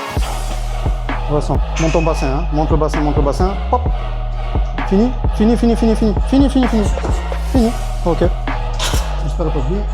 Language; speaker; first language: French; native; French